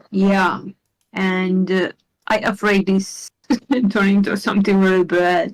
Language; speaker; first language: English; non-native, learner; Hungarian